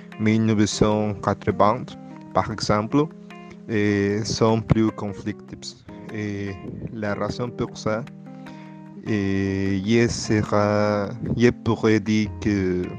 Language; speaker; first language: French; non-native, learner; Spanish